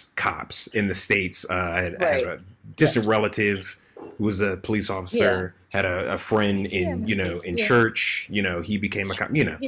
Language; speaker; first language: English; native; English